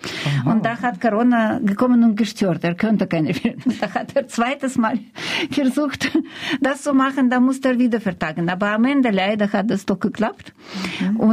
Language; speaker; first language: German; non-native, fluent; Russian